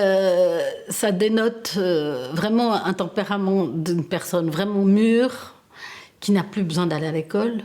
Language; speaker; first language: French; early bilingual, other home language; Italian